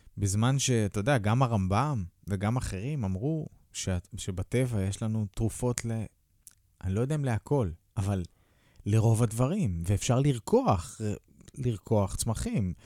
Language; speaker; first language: Hebrew; native; Hebrew